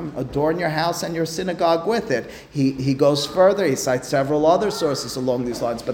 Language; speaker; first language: English; native; English